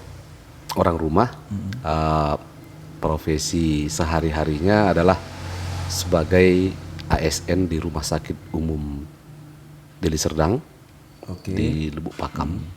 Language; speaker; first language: Indonesian; native; Indonesian